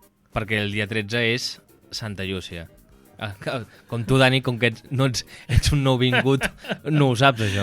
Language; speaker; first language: Catalan; native; Catalan